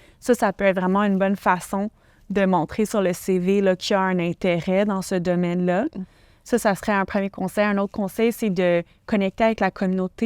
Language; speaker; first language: French; native; French